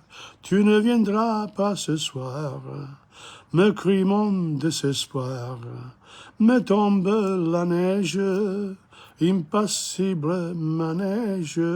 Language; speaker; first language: French; non-native, fluent; English